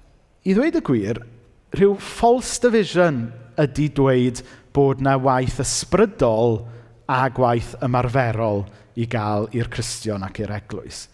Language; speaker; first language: Welsh; native; Welsh